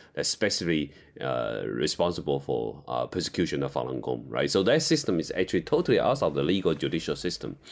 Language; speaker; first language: English; non-native, fluent; Chinese